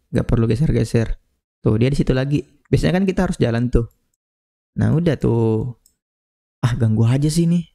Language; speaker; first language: Indonesian; native; Indonesian